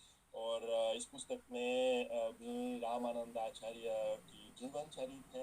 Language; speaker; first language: Hindi; non-native, fluent; Russian